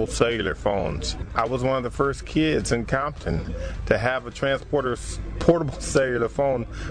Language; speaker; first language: English; native; English